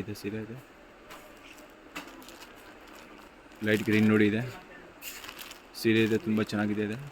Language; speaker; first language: Kannada; non-native, local second language; Hindi